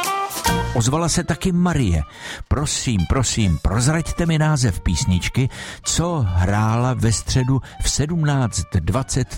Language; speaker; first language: Czech; native; Czech